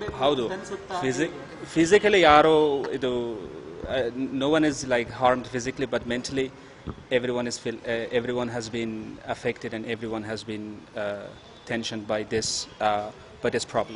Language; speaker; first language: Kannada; non-native, learner; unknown